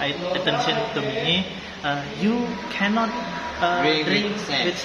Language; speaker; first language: English; non-native, learner; Indonesian